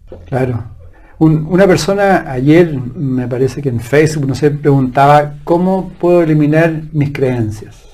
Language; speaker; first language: Spanish; native; Spanish